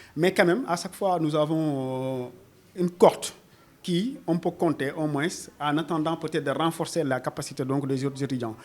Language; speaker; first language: French; non-native, local second language; Wolof